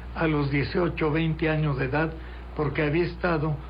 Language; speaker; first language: Spanish; native; Spanish